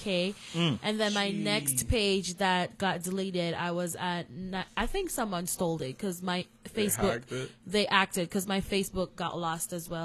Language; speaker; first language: English; non-native, local second language; Jamaican Creole English